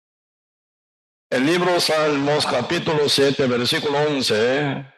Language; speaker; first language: Spanish; non-native, learner; Korean